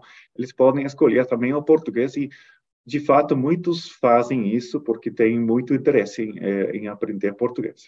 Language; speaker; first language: Portuguese; non-native, fluent; German